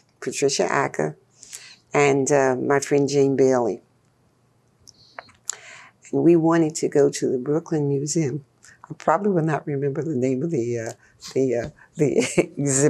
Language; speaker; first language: English; native; English